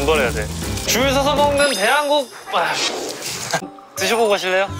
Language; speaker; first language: Korean; native; Korean